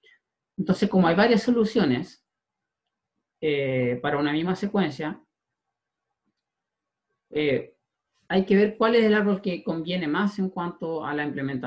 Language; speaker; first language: Spanish; native; Spanish